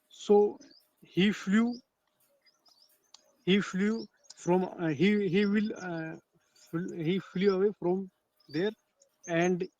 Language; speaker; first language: English; non-native, learner; Hindi